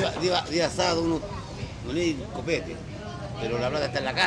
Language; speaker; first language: Spanish; native; Spanish